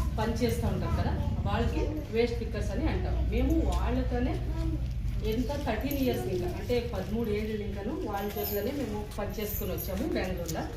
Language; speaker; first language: Telugu; non-native, local second language; Kannada